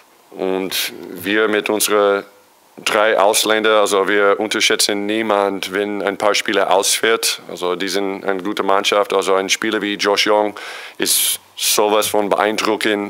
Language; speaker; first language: German; non-native, fluent; English